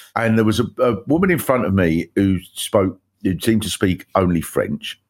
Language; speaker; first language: English; native; English